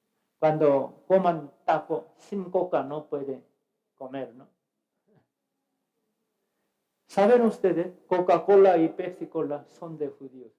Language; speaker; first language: Spanish; non-native, fluent; Korean